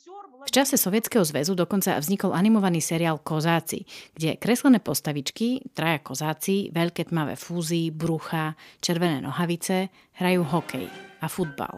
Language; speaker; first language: Slovak; native; Slovak